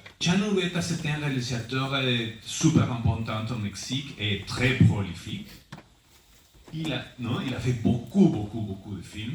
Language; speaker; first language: French; non-native, fluent; Spanish